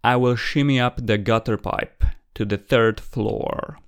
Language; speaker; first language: English; non-native, fluent; Polish